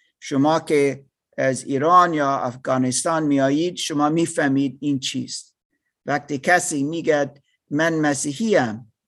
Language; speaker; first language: Persian; non-native, learner; English